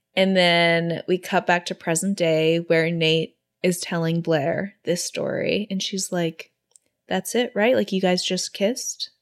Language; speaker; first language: English; native; English